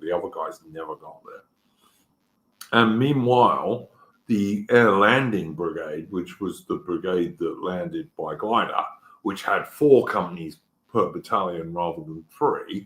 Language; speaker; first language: English; native; English